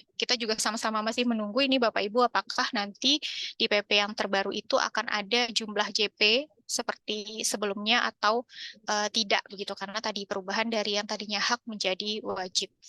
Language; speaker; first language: Indonesian; native; Indonesian